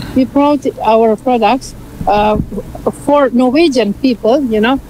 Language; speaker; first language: English; non-native, learner; Indonesian